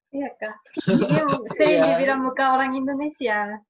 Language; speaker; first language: Indonesian; non-native, fluent; Japanese